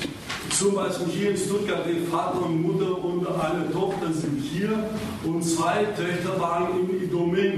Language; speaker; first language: German; non-native, fluent; Greek